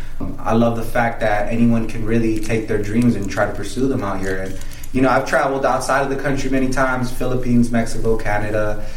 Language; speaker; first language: English; early bilingual, other home language; Spanish